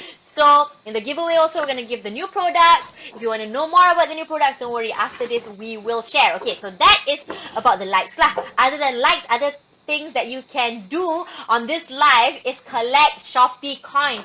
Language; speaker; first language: English; non-native, local second language; Malay